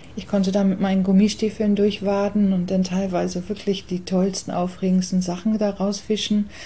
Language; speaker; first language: German; early bilingual, other home language; English